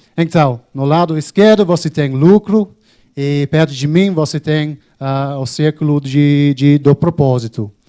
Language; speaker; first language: Portuguese; non-native, fluent; English